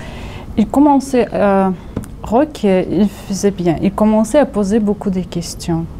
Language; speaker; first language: French; non-native, fluent; Russian